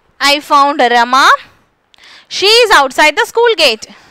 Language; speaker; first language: English; non-native, local second language; Malayalam